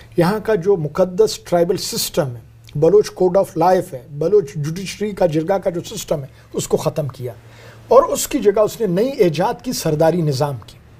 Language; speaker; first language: Urdu; non-native, local second language; Brahui